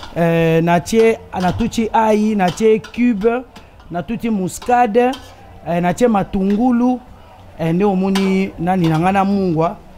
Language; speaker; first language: Lingala; native; Lingala